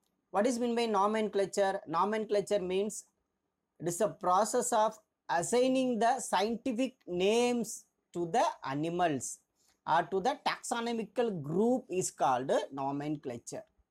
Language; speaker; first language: English; non-native, local second language; Tamil